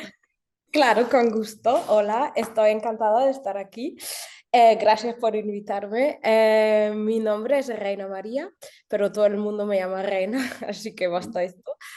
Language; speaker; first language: Spanish; early bilingual, heritage; German